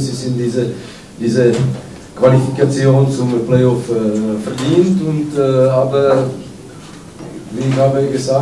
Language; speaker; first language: German; non-native, learner; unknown